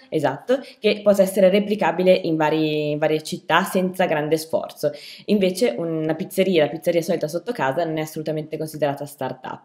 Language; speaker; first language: Italian; native; Italian